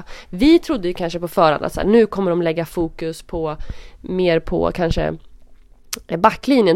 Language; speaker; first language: Swedish; native; Swedish